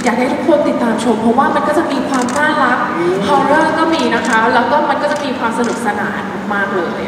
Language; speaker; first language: Thai; native; Thai